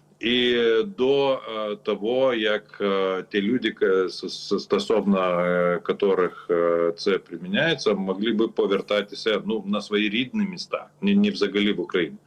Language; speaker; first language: Ukrainian; non-native, learner; Lithuanian